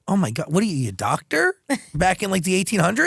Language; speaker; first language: English; native; English